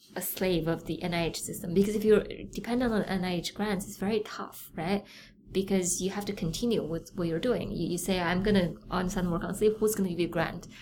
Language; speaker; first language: English; non-native, fluent; Chinese